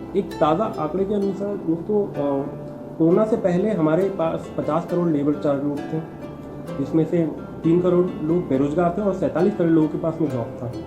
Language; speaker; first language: Hindi; non-native, local second language; Marathi